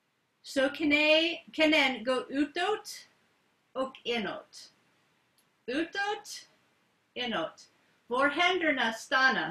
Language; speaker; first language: Swedish; non-native, learner; English